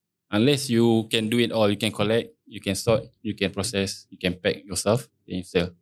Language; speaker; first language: English; non-native, local second language; Malay